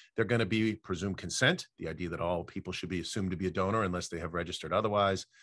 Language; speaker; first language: English; native; English